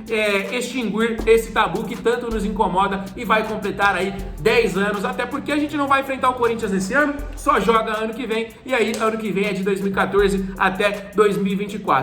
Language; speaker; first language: Portuguese; native; Portuguese